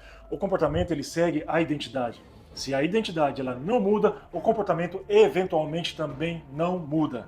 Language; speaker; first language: Portuguese; native; Portuguese